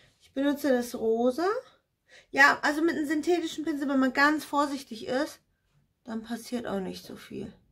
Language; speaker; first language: German; non-native, fluent; Russian